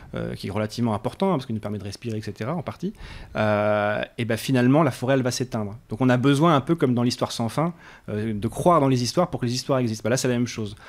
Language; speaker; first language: French; native; French